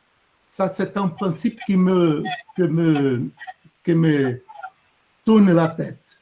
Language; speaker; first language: French; non-native, fluent; Portuguese